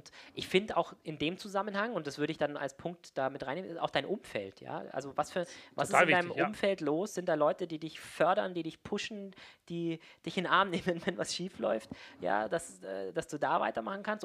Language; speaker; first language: German; native; German